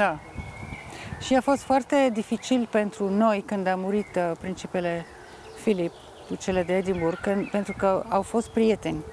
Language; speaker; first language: Romanian; non-native, fluent; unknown